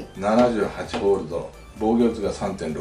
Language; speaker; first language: Japanese; native; Japanese